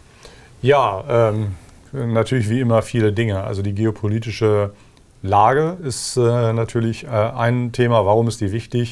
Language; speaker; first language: German; native; German